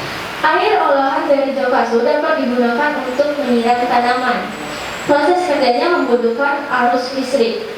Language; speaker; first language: Indonesian; native; Indonesian